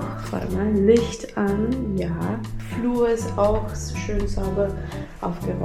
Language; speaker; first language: German; non-native, fluent; English